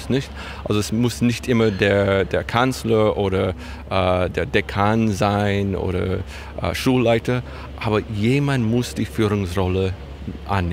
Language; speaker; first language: German; non-native, fluent; English